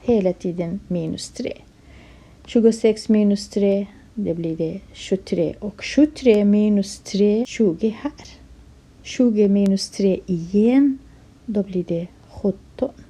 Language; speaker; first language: Swedish; non-native, fluent; Kurdish